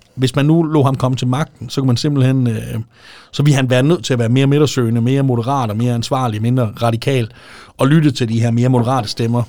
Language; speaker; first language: Danish; native; Danish